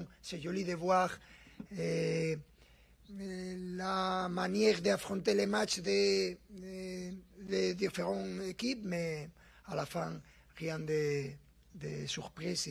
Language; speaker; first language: French; non-native, fluent; Spanish